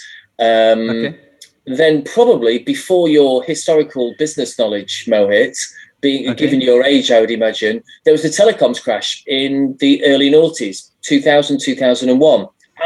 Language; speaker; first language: English; native; English